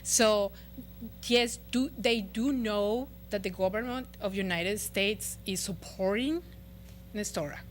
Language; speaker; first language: English; non-native, fluent; Spanish